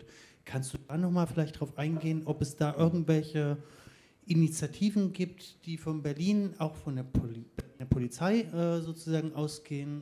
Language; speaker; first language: German; native; German